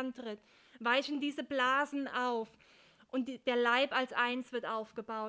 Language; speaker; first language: German; native; German